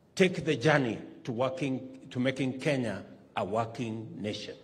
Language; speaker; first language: English; non-native, local second language; Kalenjin